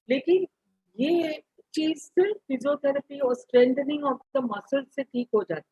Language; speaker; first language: Hindi; native; Hindi